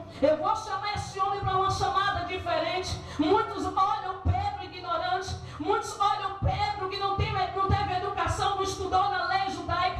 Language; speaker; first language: Portuguese; native; Portuguese